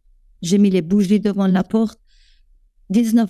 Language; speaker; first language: French; non-native, fluent; Persian